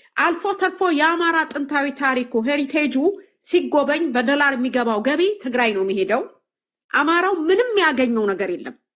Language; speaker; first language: Amharic; native; Amharic